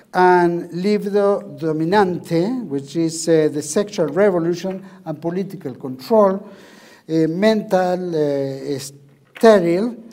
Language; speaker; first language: English; non-native, learner; Spanish